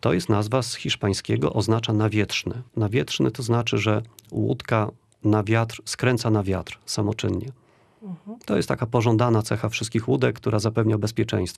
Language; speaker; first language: Polish; native; Polish